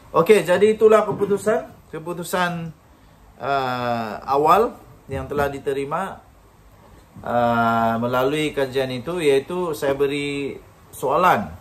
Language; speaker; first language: Malay; native; Malay